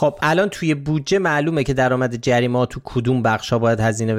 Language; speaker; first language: Persian; native; Persian